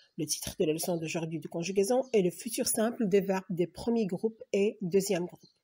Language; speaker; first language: French; non-native, local second language; Arabic